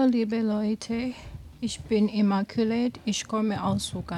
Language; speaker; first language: German; non-native, learner; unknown